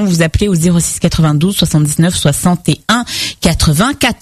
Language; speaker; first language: French; native; French